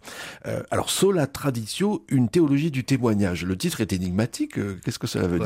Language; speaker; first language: French; native; French